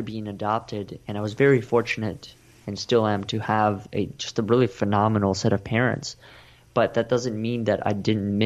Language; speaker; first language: English; early bilingual, other home language; Russian